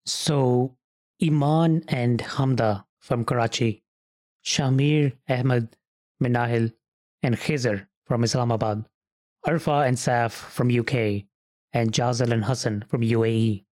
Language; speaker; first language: Urdu; early bilingual, heritage; Urdu